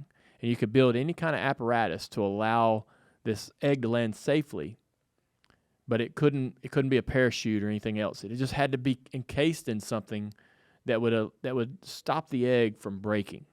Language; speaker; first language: English; native; English